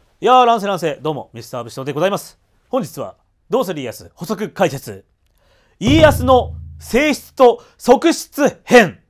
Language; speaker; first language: Japanese; native; Japanese